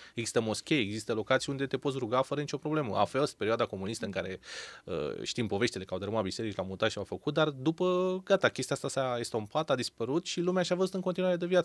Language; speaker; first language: Romanian; native; Romanian